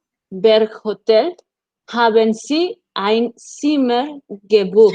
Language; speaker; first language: German; non-native, learner; Spanish